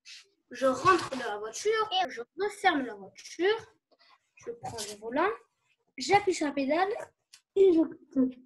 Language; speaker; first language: French; native; French